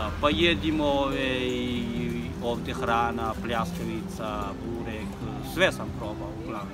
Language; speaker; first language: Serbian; non-native, learner; Chinese